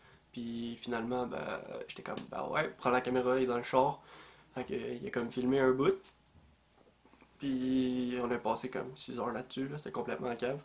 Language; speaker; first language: French; native; French